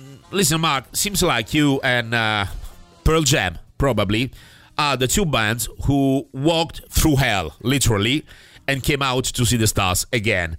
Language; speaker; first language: English; non-native, fluent; Italian